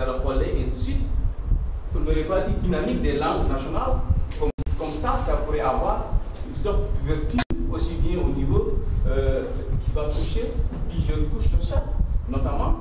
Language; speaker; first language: French; non-native, local second language; Wolof